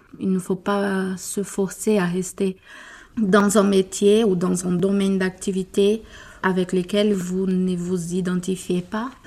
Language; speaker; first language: French; non-native, fluent; Portuguese